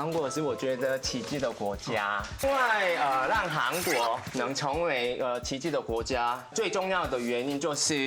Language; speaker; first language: Chinese; non-native, fluent; Korean